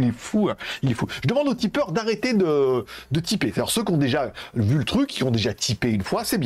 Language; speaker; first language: French; native; French